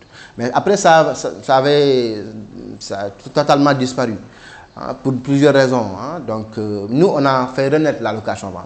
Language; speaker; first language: French; non-native, local second language; Wolof